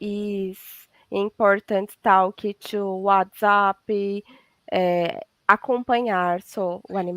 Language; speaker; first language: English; non-native, learner; Portuguese